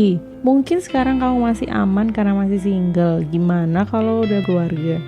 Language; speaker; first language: Indonesian; native; Indonesian